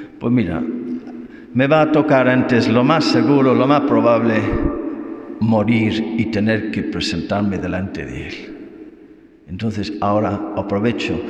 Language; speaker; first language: Spanish; non-native, fluent; English